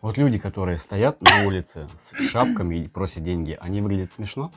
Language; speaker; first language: Russian; native; Russian